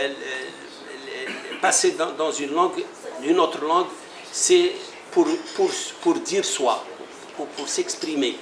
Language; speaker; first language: French; non-native, local second language; Arabic